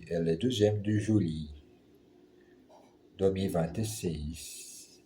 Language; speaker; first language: French; non-native, learner; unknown